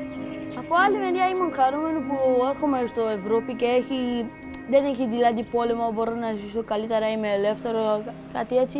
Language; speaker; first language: Greek; early bilingual, other home language; Persian